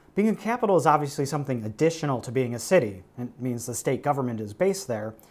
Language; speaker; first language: English; native; English